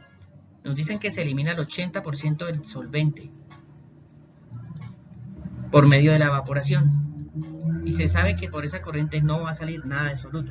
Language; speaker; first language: Spanish; native; Spanish